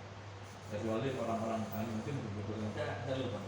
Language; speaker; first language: Indonesian; native; Indonesian